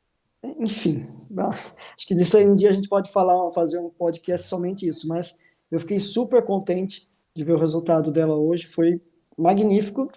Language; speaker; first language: Portuguese; native; Portuguese